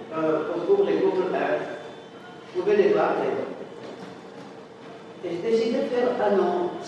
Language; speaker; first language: French; non-native, fluent; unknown